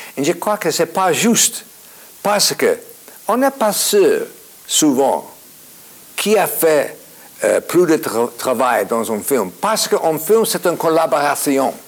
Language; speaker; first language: French; non-native, fluent; English